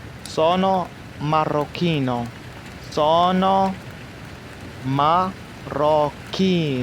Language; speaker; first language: Italian; non-native, fluent; Arabic